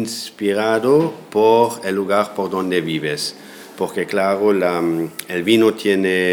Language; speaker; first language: Spanish; non-native, fluent; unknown